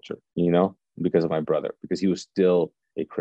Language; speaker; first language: English; non-native, fluent; Urdu